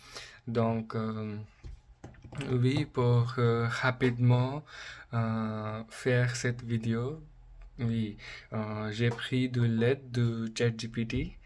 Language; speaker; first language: French; non-native, learner; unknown